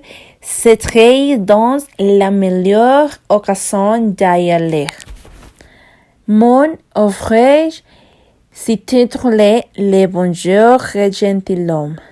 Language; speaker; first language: French; non-native, learner; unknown